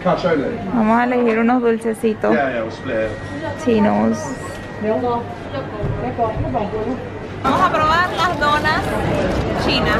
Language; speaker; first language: Spanish; native; Spanish